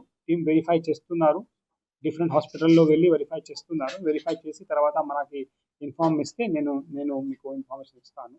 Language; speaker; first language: Telugu; non-native, local second language; Urdu